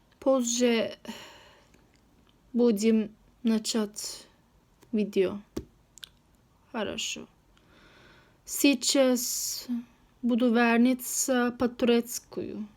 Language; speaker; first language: Russian; non-native, learner; Turkish